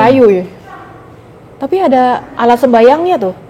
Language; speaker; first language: Indonesian; native; Indonesian